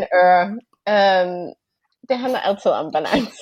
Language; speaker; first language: Danish; non-native, fluent; English